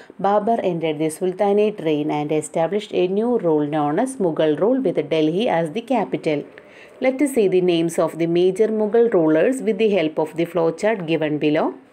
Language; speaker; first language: English; non-native, local second language; Malayalam